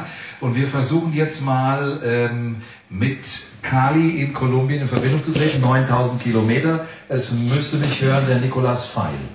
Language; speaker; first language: German; native; German